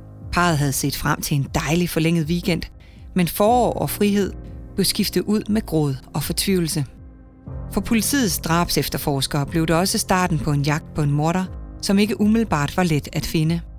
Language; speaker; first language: Danish; native; Danish